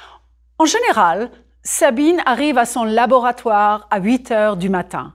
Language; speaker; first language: French; non-native, fluent; English